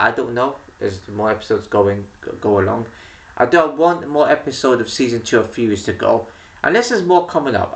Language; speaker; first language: English; native; English